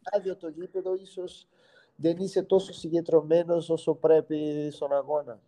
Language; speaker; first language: Greek; non-native, fluent; Portuguese